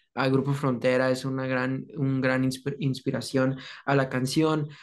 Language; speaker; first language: Spanish; early bilingual, heritage; Spanish